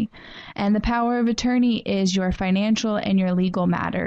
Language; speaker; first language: English; native; English